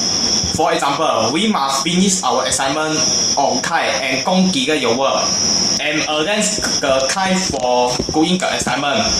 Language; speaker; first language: English; non-native, learner; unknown